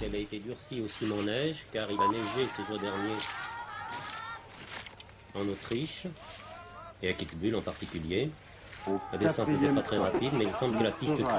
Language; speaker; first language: French; native; French